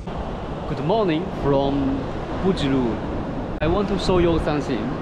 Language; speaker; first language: English; non-native, learner; Chinese